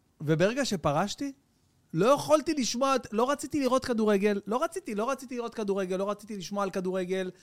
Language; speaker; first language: Hebrew; native; Hebrew